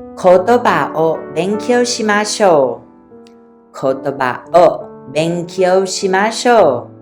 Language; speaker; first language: Japanese; non-native, fluent; Thai